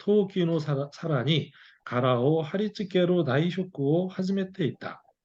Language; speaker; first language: Japanese; non-native, learner; Korean